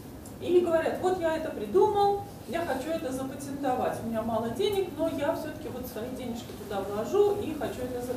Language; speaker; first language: Russian; native; Russian